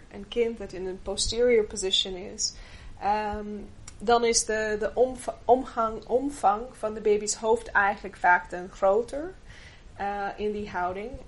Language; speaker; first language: Dutch; non-native, fluent; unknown